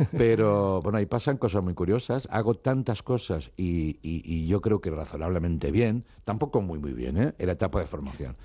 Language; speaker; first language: Spanish; non-native, local second language; Catalan